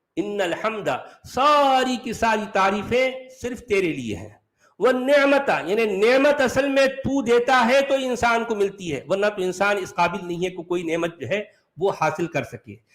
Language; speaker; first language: Urdu; native; Urdu